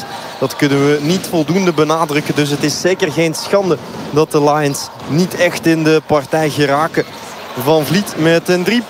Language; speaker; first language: Dutch; native; Dutch